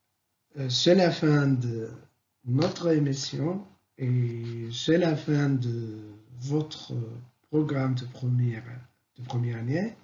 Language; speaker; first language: French; non-native, fluent; Arabic